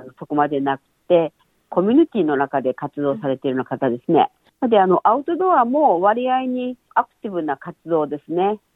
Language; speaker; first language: Japanese; native; Japanese